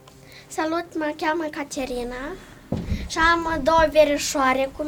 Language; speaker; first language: Romanian; early bilingual, heritage; Romanian